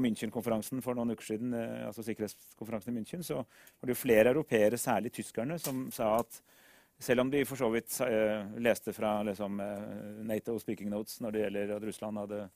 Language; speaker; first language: Norwegian; native; Norwegian